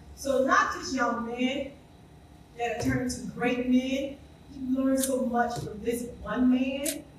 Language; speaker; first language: English; native; English